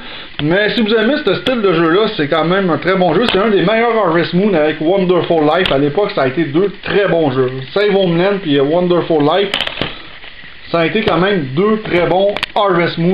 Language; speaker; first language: French; native; French